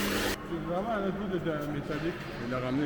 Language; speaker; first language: French; non-native, learner; Mongolian